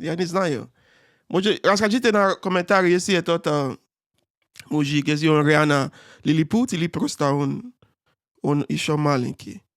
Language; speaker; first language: Russian; non-native, learner; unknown